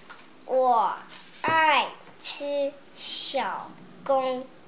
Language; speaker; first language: Chinese; early bilingual, heritage; Chinese